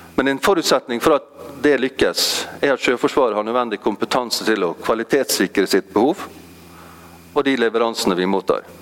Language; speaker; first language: Norwegian; native; Norwegian